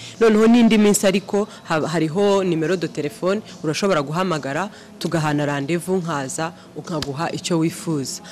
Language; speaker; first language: Kinyarwanda; native; Kinyarwanda